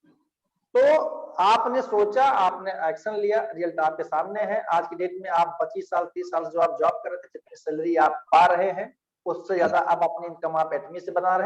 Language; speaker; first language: Hindi; native; Hindi